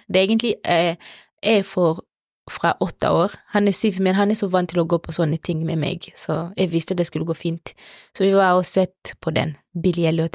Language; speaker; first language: Norwegian; non-native, fluent; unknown